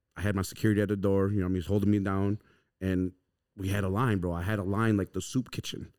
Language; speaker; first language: English; native; English